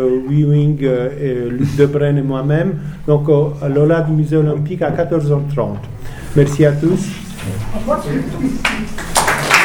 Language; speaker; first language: French; native; French